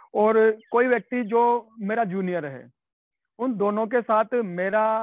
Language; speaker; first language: Hindi; native; Hindi